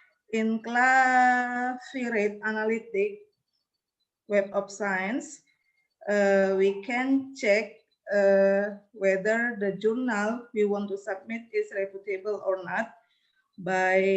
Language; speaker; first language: English; non-native, learner; Indonesian